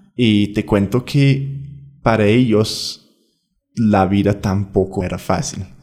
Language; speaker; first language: Spanish; non-native, fluent; English